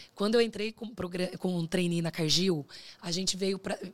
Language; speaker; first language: Portuguese; native; Portuguese